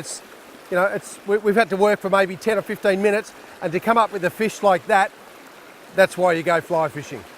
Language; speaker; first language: English; native; English